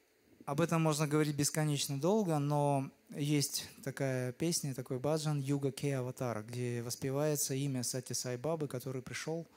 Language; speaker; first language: Russian; native; Russian